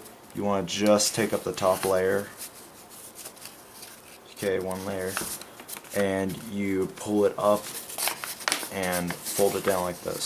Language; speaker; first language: English; native; English